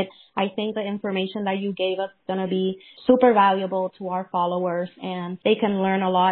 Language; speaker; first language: English; non-native, fluent; Spanish